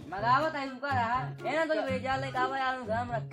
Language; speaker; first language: Hindi; non-native, local second language; Bhojpuri